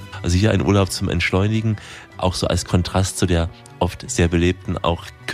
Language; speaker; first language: German; native; German